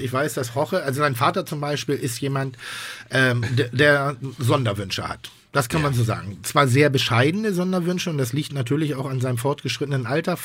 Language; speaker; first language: German; native; German